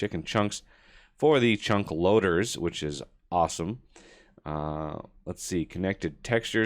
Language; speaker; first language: English; native; English